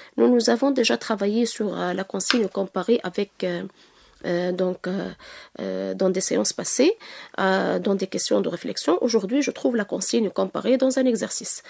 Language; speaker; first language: French; non-native, local second language; Arabic